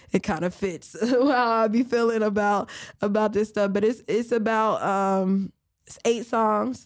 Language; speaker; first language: English; native; English